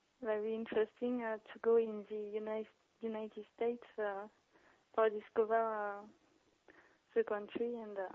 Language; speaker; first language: English; non-native, learner; French